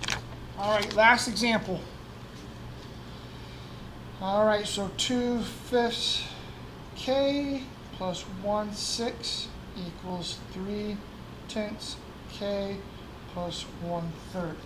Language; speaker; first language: English; native; English